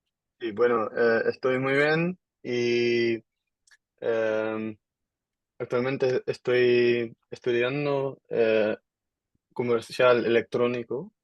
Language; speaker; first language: Spanish; non-native, learner; Dutch